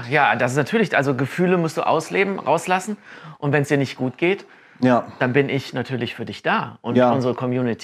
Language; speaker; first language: German; native; German